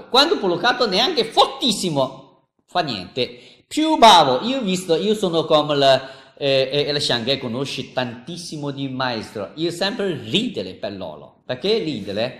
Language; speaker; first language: Italian; non-native, learner; Chinese